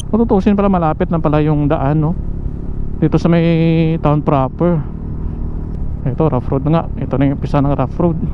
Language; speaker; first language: Filipino; non-native, local second language; Hiligaynon